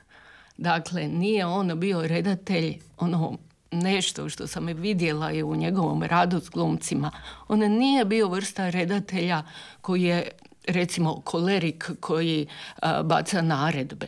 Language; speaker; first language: Serbian; native; Serbian